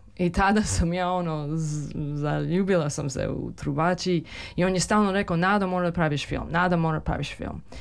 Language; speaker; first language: Serbian; early bilingual, heritage; Serbian